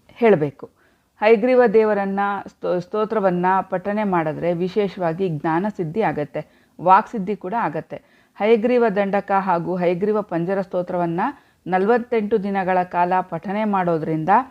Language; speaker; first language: Kannada; native; Kannada